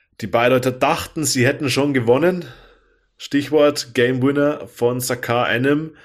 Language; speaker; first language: German; native; German